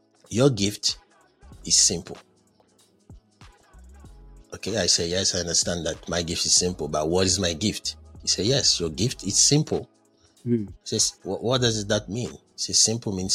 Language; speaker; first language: English; non-native, fluent; French